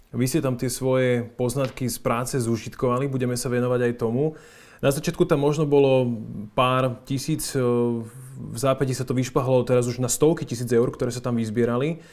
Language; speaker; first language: Slovak; native; Slovak